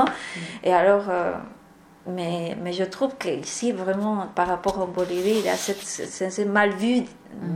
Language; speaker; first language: French; non-native, learner; Spanish